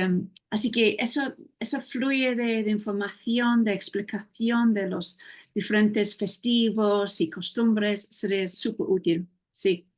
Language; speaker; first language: Spanish; non-native, fluent; English